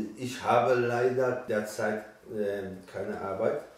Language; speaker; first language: German; non-native, learner; Polish